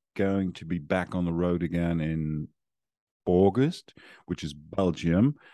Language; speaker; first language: English; non-native, fluent; German